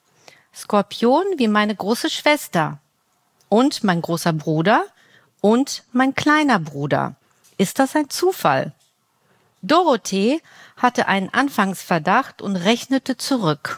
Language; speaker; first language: German; native; German